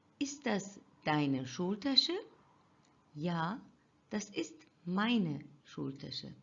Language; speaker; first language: German; non-native, fluent; Turkish